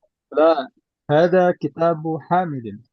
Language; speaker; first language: Arabic; non-native, learner; Indonesian